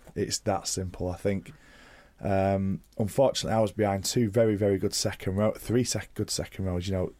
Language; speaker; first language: English; native; English